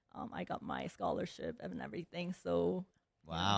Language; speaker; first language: English; early bilingual, other home language; Korean